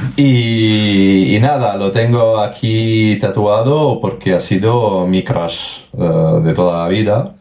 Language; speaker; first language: Spanish; non-native, fluent; Italian